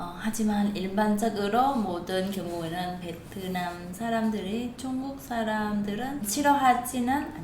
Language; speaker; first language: Korean; non-native, fluent; Vietnamese